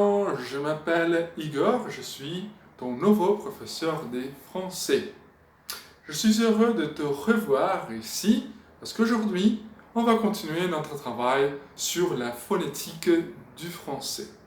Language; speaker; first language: French; non-native, fluent; Portuguese